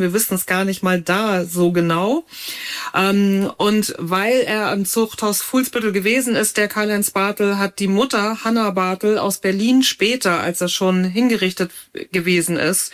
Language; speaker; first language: German; native; German